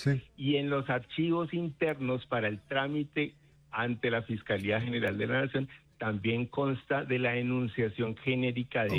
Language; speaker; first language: Spanish; native; Spanish